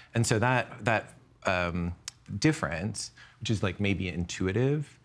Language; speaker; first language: English; native; English